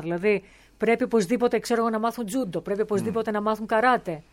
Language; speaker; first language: Greek; native; Greek